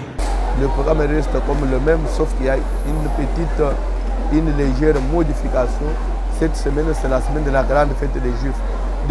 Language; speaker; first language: French; non-native, local second language; Lingala